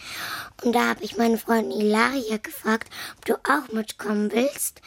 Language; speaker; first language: German; early bilingual, other home language; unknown